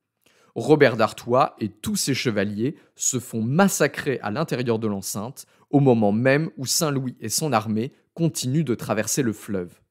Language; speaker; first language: French; native; French